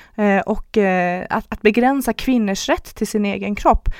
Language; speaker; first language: Swedish; early bilingual, other home language; Persian